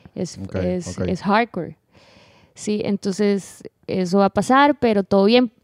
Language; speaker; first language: Spanish; native; Spanish